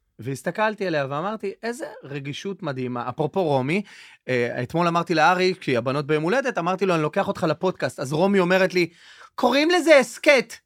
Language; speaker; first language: Hebrew; native; Hebrew